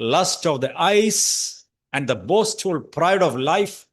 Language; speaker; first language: English; non-native, local second language; Malayalam